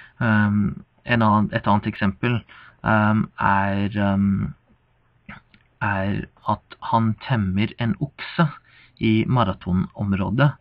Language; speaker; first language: Norwegian; non-native, fluent; English